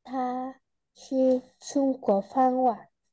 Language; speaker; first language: Chinese; non-native, learner; Vietnamese